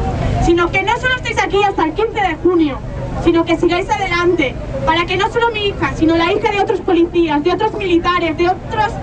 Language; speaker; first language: Spanish; native; Spanish